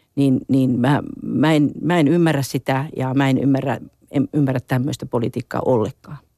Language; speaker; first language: Finnish; native; Finnish